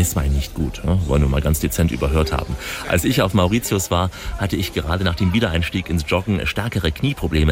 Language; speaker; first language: German; native; German